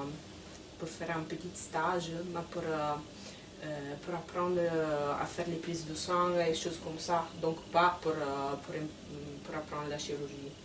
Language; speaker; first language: French; non-native, fluent; Italian